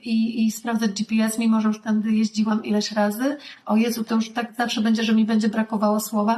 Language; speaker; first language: Polish; native; Polish